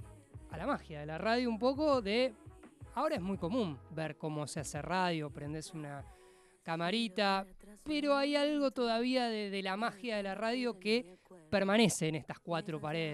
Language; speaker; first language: Spanish; native; Spanish